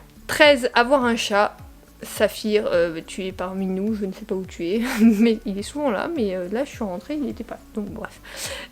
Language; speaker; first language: French; native; French